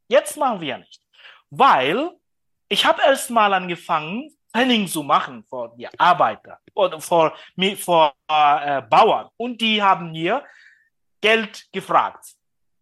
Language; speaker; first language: German; non-native, learner; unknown